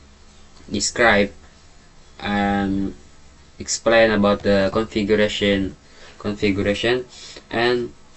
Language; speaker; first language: English; non-native, learner; Indonesian